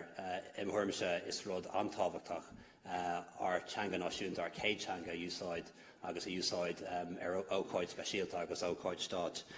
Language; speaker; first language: Irish; non-native, local second language; English